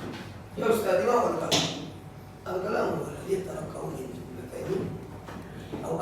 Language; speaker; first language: Arabic; non-native, learner; Indonesian